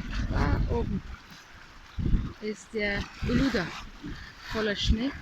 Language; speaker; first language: German; non-native, fluent; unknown